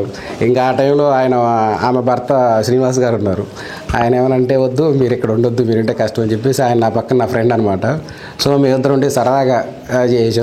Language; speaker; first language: Telugu; native; Telugu